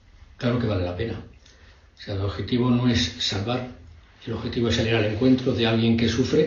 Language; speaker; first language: Spanish; native; Spanish